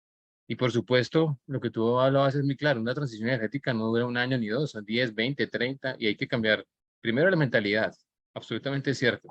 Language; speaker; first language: Spanish; native; Spanish